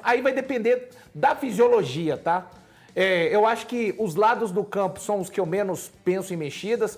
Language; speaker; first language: Portuguese; native; Portuguese